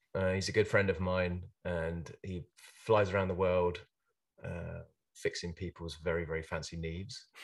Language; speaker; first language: English; native; English